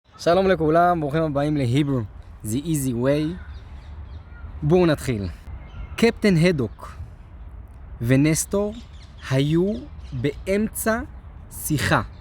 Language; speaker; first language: Hebrew; native; Hebrew